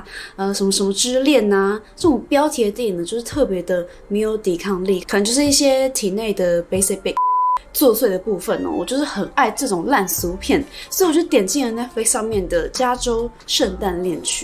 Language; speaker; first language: Chinese; native; Chinese